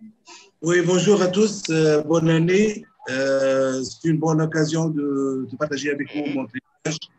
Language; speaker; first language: French; non-native, local second language; Arabic